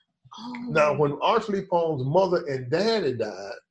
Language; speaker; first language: English; native; English